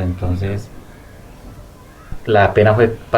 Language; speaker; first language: Spanish; native; Spanish